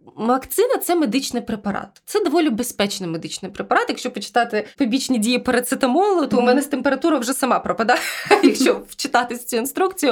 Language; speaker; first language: Ukrainian; native; Ukrainian